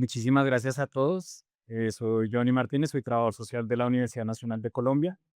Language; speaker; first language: Spanish; native; Spanish